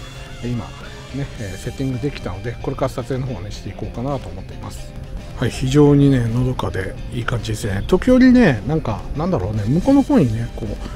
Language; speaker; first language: Japanese; native; Japanese